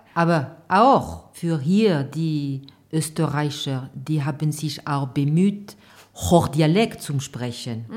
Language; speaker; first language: German; non-native, fluent; French